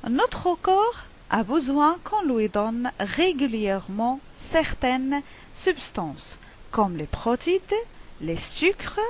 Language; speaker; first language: French; non-native, local second language; Arabic